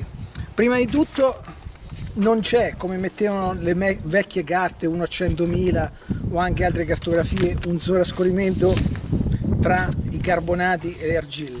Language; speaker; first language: Italian; native; Italian